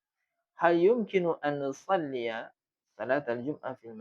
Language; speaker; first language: Arabic; non-native, fluent; Indonesian